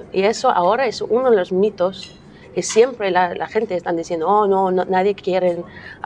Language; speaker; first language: Spanish; non-native, learner; English